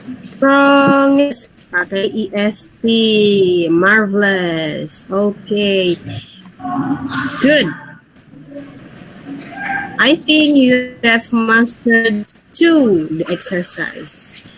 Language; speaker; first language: English; non-native, fluent; Indonesian